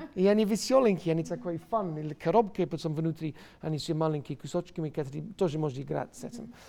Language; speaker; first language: Russian; non-native, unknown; English